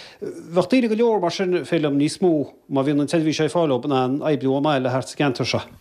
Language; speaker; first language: Irish; native; Irish